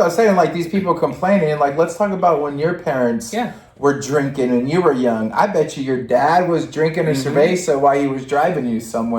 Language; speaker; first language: English; native; English